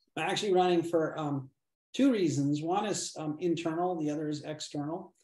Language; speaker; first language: English; native; English